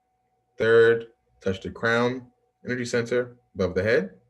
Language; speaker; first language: English; native; English